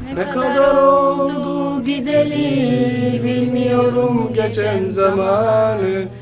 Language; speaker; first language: Turkish; non-native, learner; Somali